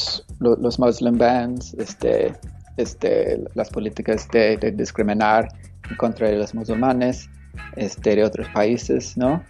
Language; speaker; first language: Spanish; non-native, fluent; English